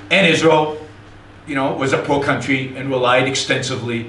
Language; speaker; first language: English; non-native, fluent; Hebrew